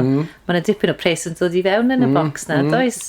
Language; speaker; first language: Welsh; native; Welsh